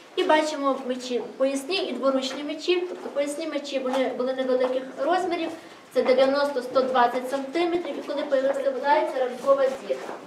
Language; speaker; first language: Ukrainian; native; Ukrainian